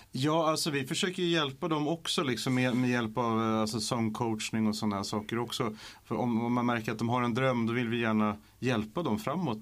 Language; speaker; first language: Swedish; native; Swedish